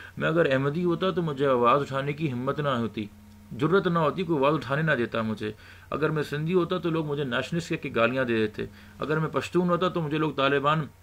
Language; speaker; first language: Urdu; native; Urdu